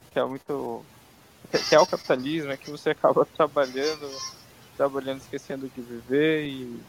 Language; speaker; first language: Portuguese; native; Portuguese